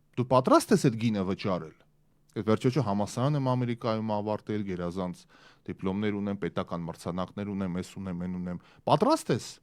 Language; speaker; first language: Armenian; early bilingual, heritage; Armenian